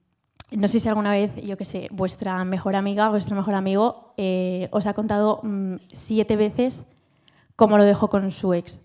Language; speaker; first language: Spanish; native; Spanish